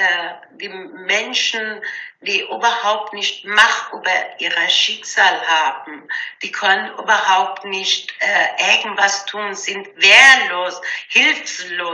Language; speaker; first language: German; non-native, learner; Persian